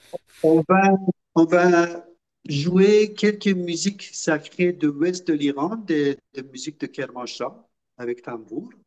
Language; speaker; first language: French; non-native, fluent; Persian